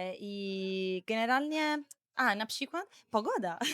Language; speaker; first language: Polish; non-native, learner; Italian